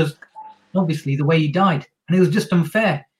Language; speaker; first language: English; native; English